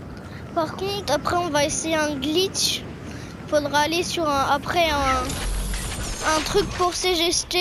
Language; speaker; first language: French; native; French